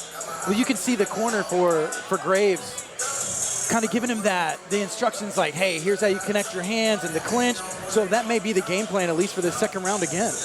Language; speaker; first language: English; native; English